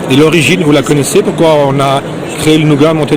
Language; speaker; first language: French; native; French